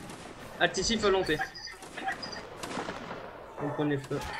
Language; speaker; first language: French; native; French